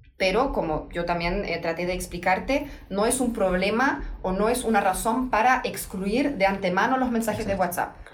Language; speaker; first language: Spanish; non-native, fluent; German